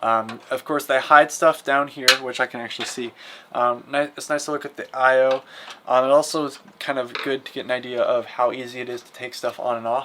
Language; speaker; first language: English; native; English